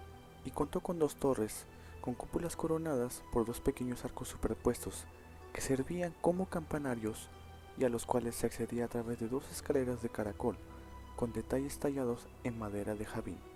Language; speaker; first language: Spanish; native; Spanish